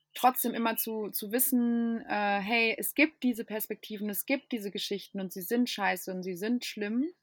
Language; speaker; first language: German; non-native, fluent; English